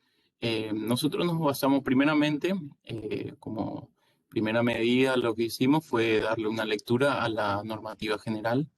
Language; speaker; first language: Spanish; native; Spanish